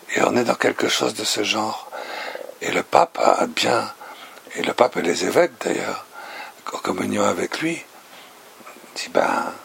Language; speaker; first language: French; native; French